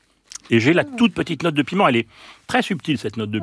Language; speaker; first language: French; native; French